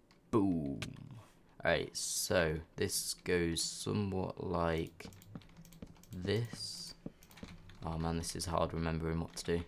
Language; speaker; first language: English; native; English